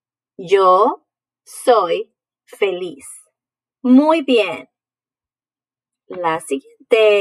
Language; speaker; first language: Spanish; non-native, fluent; English